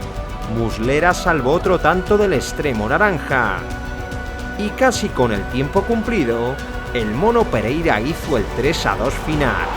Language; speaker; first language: Spanish; native; Spanish